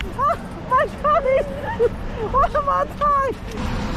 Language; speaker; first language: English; non-native, learner; Korean